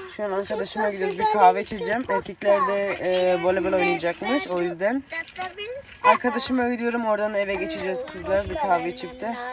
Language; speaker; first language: Turkish; early bilingual, heritage; Turkish